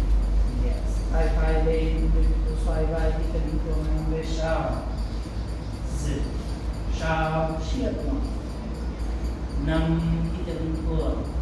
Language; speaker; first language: Vietnamese; non-native, learner; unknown